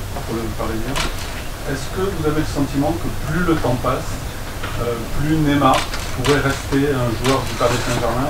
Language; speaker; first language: French; native; French